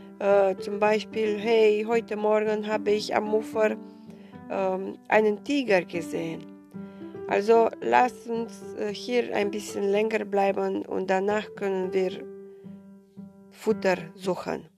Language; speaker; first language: German; non-native, fluent; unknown